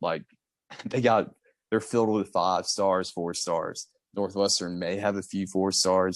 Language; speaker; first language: English; native; English